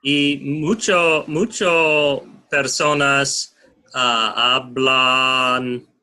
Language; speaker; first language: Spanish; non-native, learner; English